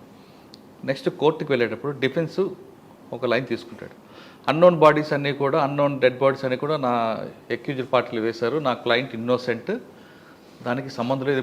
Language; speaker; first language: Telugu; native; Telugu